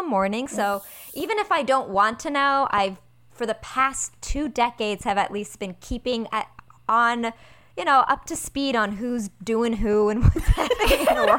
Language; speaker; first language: English; early bilingual, other home language; Persian